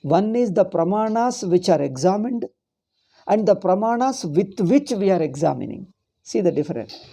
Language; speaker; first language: English; non-native, local second language; Kannada